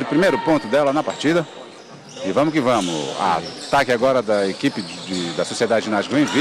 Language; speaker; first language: Portuguese; native; Portuguese